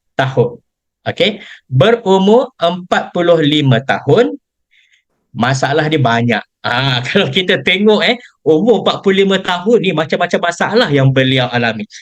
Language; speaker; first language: Malay; native; Malay